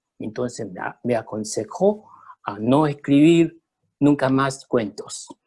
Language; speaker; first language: Spanish; early bilingual, other home language; Chinese